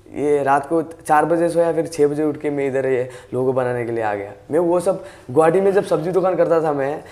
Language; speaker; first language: Hindi; native; Hindi